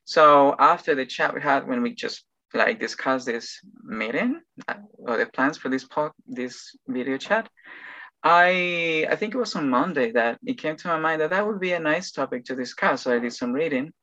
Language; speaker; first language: English; non-native, fluent; Spanish